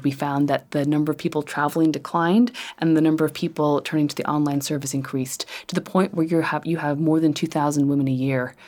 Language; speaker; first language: English; native; English